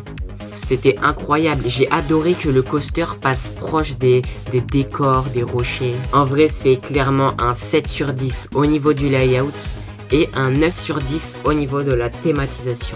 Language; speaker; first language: French; native; French